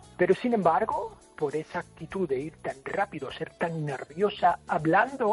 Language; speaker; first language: Spanish; non-native, fluent; English